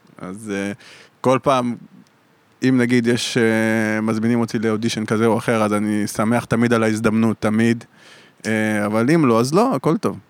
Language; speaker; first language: Hebrew; native; Hebrew